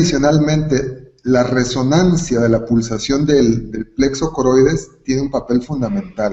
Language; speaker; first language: Spanish; native; Spanish